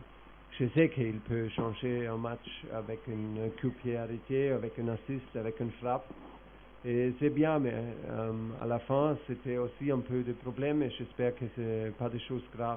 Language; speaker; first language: French; non-native, fluent; German